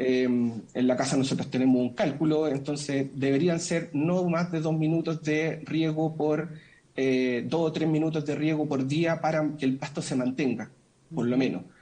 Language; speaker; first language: Spanish; native; Spanish